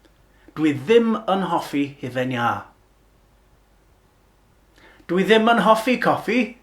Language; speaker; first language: Welsh; non-native, learner; English